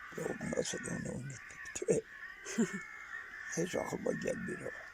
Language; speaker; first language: Turkish; non-native, local second language; Kurdish